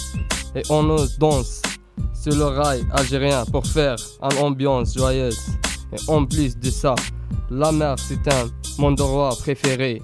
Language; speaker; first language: French; non-native, learner; Arabic